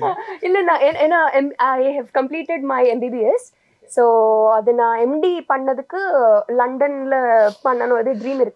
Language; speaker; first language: Tamil; non-native, learner; Telugu